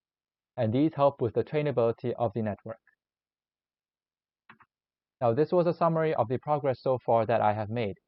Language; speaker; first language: English; non-native, learner; Korean